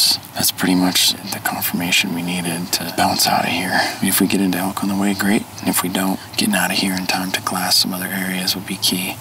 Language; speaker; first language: English; native; English